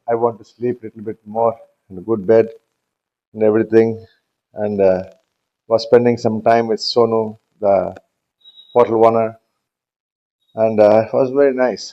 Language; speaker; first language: English; non-native, local second language; Tamil